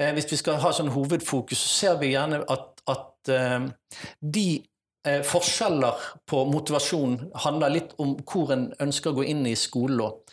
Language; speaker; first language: Norwegian; native; Norwegian